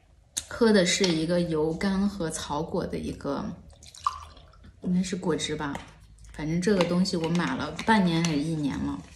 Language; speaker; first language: Chinese; native; Chinese